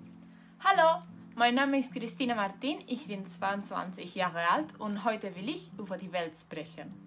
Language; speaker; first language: German; non-native, learner; Spanish